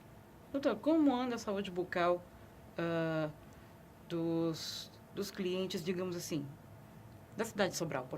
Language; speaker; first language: Portuguese; native; Portuguese